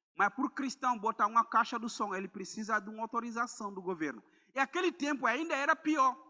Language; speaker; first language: Portuguese; non-native, fluent; Mandingo